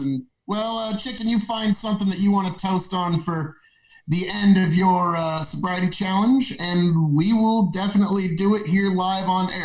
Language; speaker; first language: English; native; English